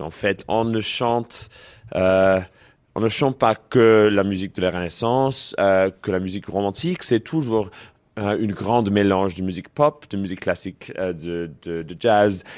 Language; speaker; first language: French; non-native, learner; English